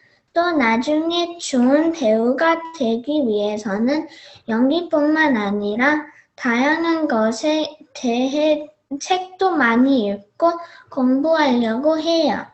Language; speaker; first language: Korean; early bilingual, heritage; Korean